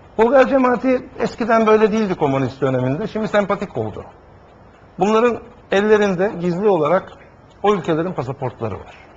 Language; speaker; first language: Turkish; native; Turkish